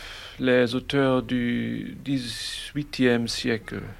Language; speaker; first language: French; non-native, learner; German